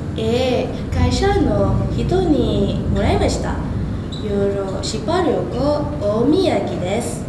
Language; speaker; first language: Japanese; non-native, learner; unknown